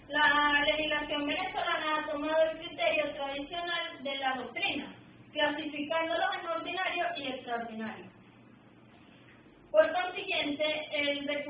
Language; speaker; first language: Spanish; native; Spanish